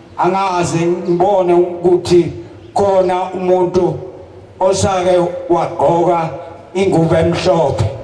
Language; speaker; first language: Zulu; native; Zulu